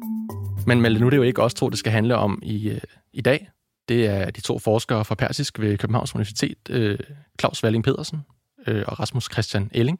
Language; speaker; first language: Danish; native; Danish